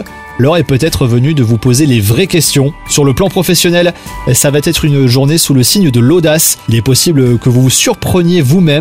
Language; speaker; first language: French; native; French